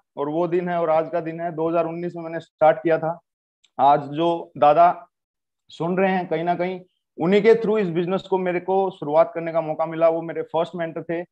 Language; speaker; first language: Hindi; native; Hindi